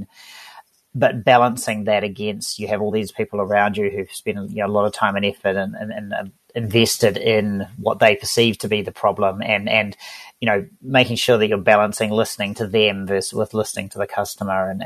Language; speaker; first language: English; native; English